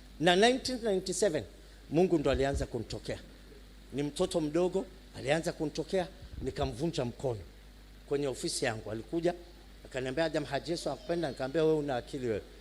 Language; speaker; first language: Swahili; non-native, fluent; Somali